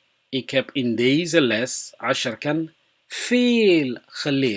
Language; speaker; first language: Dutch; non-native, fluent; Somali